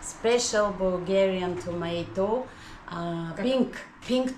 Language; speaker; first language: English; non-native, fluent; Bulgarian